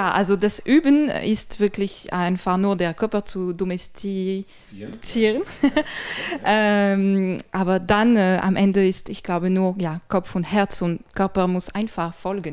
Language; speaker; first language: German; non-native, fluent; French